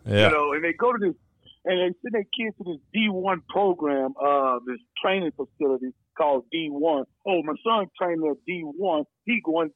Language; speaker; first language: English; native; English